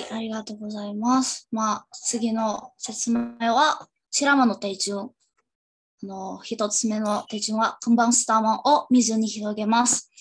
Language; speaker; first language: Japanese; non-native, learner; Indonesian